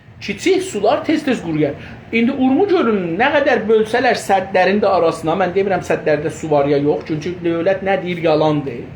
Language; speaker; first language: Azerbaijani; native; Azerbaijani